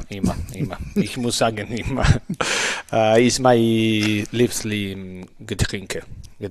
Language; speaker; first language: German; non-native, learner; Spanish